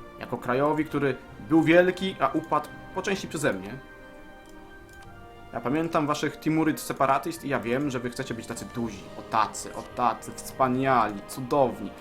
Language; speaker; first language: Polish; native; Polish